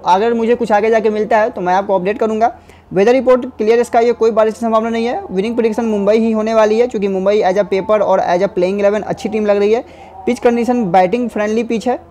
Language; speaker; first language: Hindi; native; Hindi